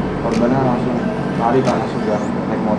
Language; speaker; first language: Indonesian; native; Indonesian